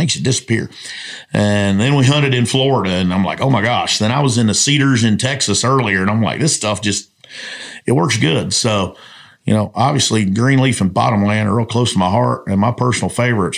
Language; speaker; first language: English; native; English